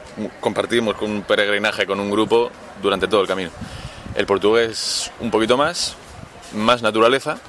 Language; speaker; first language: Spanish; native; Spanish